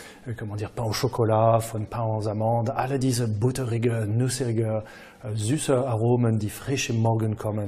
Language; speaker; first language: German; non-native, fluent; French